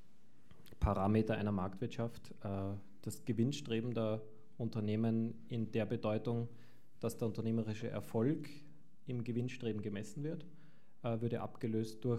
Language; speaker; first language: German; native; German